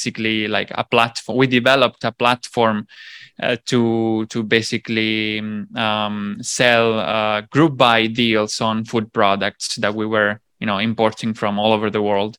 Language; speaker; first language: English; non-native, fluent; Italian